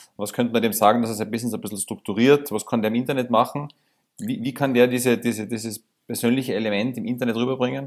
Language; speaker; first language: German; native; German